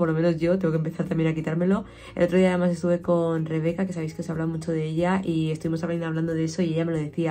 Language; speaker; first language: Spanish; native; Spanish